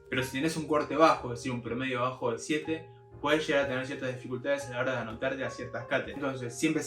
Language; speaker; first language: Spanish; native; Spanish